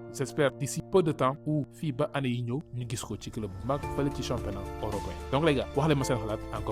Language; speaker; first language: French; non-native, local second language; Wolof